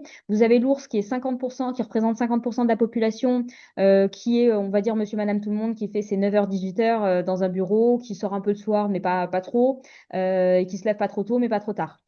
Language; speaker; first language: French; native; French